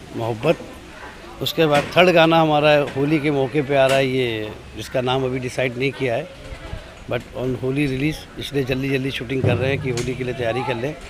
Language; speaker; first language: Hindi; native; Hindi